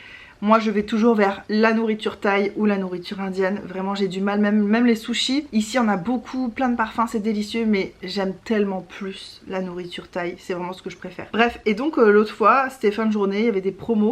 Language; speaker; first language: French; native; French